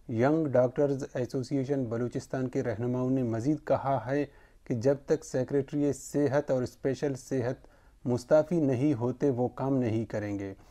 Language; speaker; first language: Urdu; non-native, local second language; Baluchi